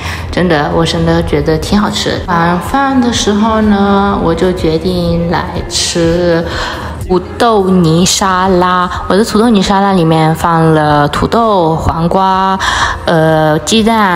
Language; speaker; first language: Chinese; early bilingual, heritage; Chinese